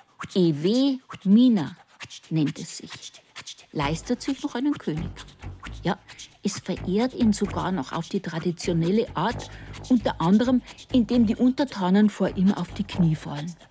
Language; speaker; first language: German; native; German